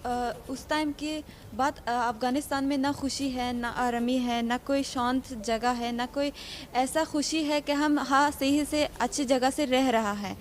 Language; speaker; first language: Hindi; non-native, fluent; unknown